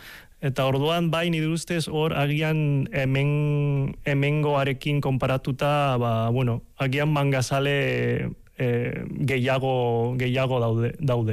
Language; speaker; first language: Basque; non-native, fluent; Cantonese